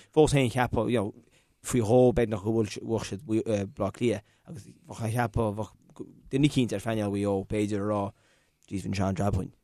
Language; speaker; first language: Irish; native; Irish